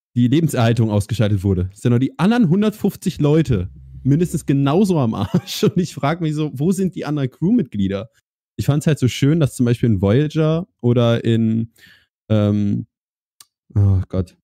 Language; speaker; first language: German; native; German